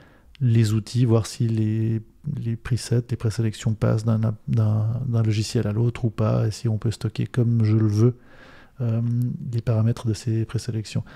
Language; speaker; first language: French; native; French